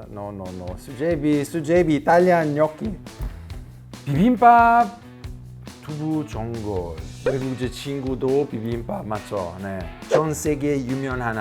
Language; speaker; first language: Korean; non-native, learner; Italian